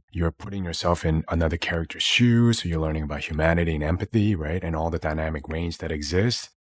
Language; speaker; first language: English; native; English